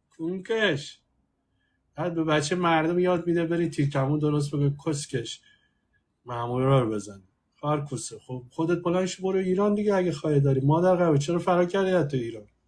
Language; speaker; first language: Persian; native; Persian